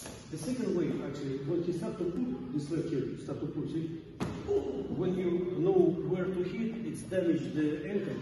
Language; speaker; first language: English; non-native, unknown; Russian